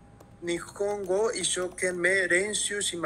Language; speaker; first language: Japanese; non-native, learner; Spanish